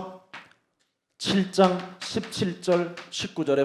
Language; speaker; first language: Korean; native; Korean